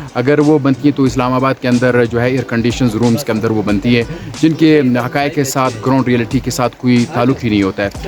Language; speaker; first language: Urdu; non-native, local second language; Pashto